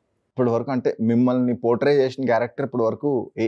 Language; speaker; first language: Telugu; native; Telugu